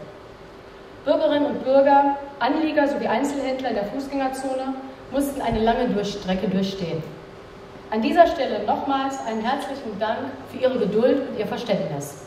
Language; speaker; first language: German; native; German